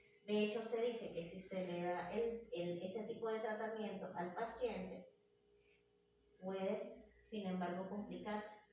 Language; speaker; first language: Spanish; native; Spanish